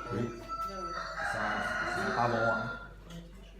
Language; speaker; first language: French; non-native, local second language; Dutch